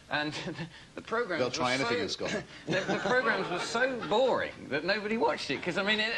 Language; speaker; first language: English; native; English